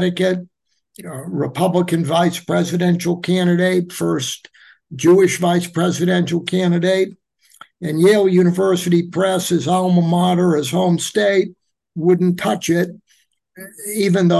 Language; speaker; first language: English; native; English